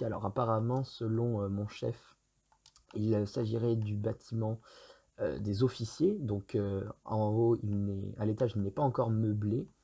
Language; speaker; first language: French; native; French